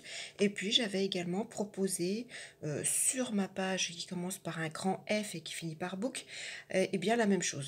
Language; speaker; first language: French; native; French